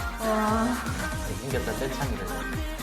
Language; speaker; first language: Korean; native; Korean